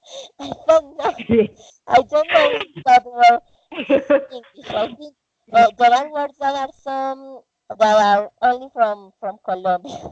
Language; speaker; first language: English; non-native, fluent; Spanish